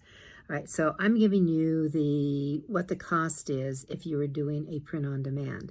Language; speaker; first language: English; native; English